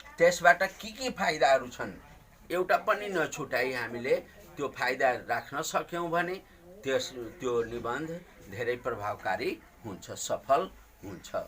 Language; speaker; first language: Nepali; native; Nepali